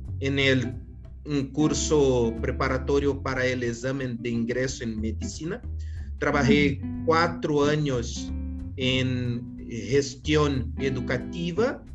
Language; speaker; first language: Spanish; non-native, learner; Portuguese